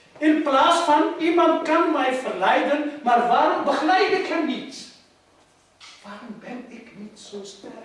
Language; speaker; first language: Dutch; non-native, fluent; Urdu